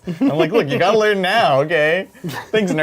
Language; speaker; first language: English; native; English